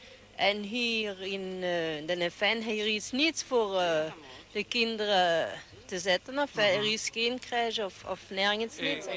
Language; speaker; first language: Dutch; non-native, local second language; French